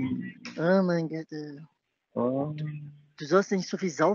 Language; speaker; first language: German; native; German